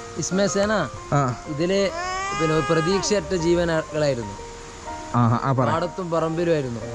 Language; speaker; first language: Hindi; non-native, local second language; Malayalam